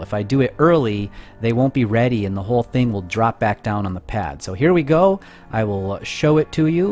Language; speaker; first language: English; native; English